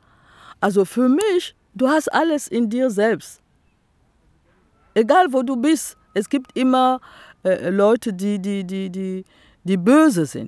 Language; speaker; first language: German; non-native, fluent; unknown